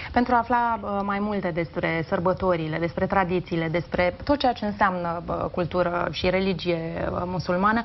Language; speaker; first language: Romanian; native; Romanian